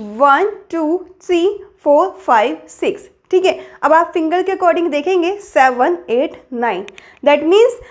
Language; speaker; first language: Hindi; native; Hindi